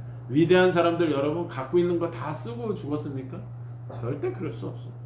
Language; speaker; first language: Korean; native; Korean